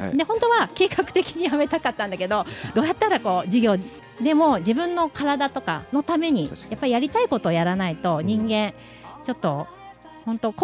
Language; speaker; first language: Japanese; native; Japanese